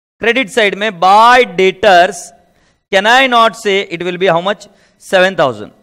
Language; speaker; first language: Hindi; native; Hindi